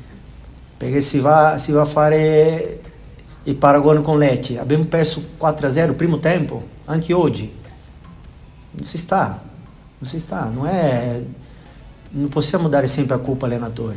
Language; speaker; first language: Italian; non-native, fluent; Portuguese